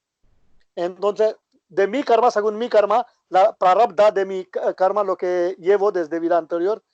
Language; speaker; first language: Spanish; non-native, learner; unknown